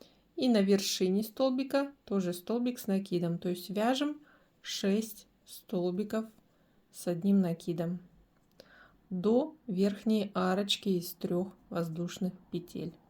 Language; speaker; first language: Russian; native; Russian